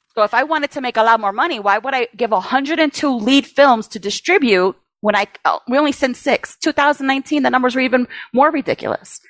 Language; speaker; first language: English; early bilingual, other home language; Spanish